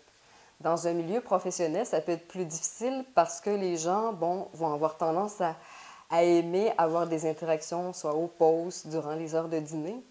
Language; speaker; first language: French; native; French